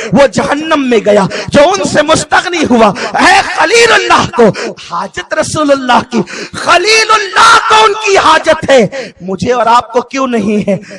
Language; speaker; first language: Urdu; native; Urdu